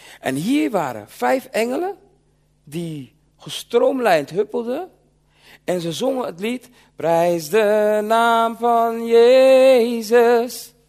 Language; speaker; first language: Dutch; early bilingual, other home language; Sranan Tongo